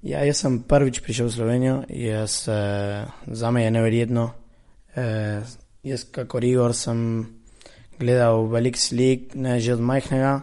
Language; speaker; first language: Slovenian; early bilingual, heritage; Spanish